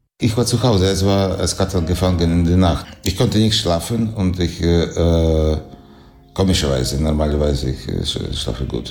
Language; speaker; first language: German; non-native, learner; Ukrainian